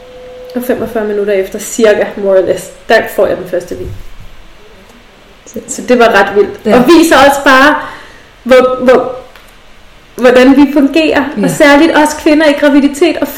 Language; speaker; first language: Danish; native; Danish